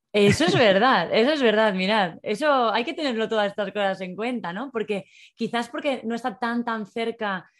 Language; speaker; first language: Spanish; native; Spanish